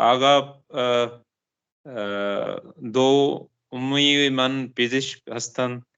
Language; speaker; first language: Persian; non-native, learner; Urdu